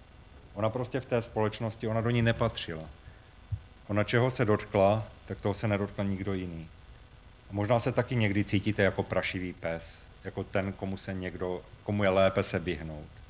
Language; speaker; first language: Czech; native; Czech